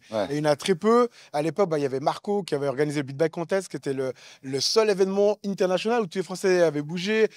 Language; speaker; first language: French; native; French